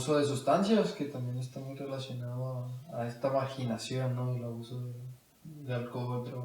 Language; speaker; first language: Spanish; native; Spanish